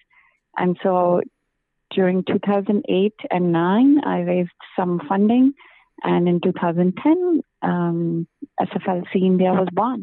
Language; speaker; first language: English; non-native, local second language; Hindi